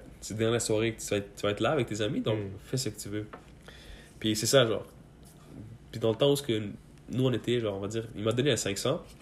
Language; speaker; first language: French; early bilingual, other home language; Persian